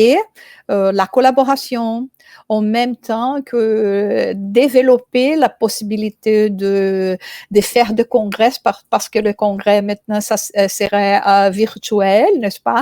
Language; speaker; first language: French; non-native, fluent; Portuguese